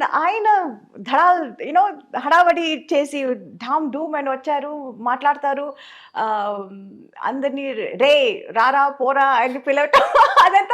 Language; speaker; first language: Telugu; non-native, local second language; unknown